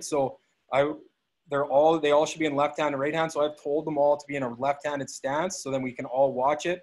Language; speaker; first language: English; native; English